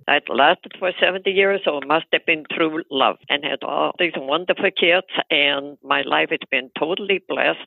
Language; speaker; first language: English; non-native, fluent; Icelandic